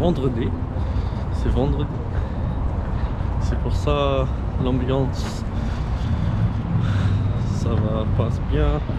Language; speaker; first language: French; non-native, learner; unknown